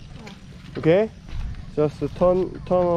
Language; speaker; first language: English; non-native, learner; Korean